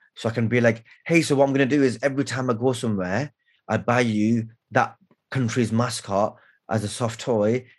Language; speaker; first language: English; native; English